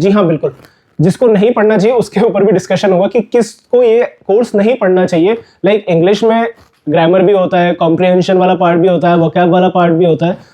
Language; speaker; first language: Hindi; native; Hindi